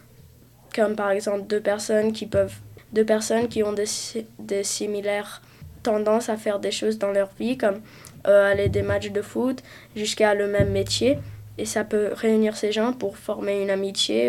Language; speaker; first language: French; early bilingual, heritage; French